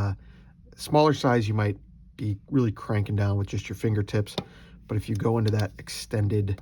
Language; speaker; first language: English; native; English